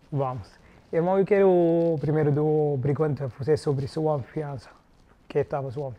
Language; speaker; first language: Portuguese; non-native, learner; Arabic